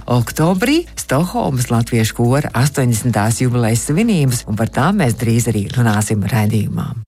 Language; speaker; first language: Latvian; native; Latvian